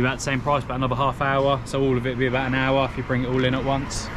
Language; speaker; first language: English; native; English